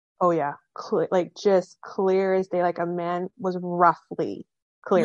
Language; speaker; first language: English; native; English